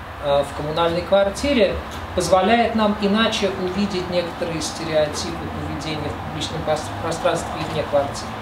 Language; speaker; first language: Russian; native; Russian